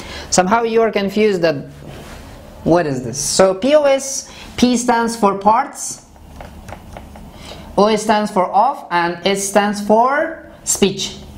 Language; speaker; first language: English; non-native, fluent; Persian